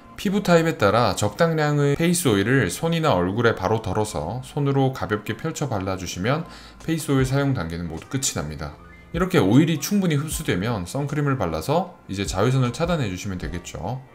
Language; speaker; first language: Korean; native; Korean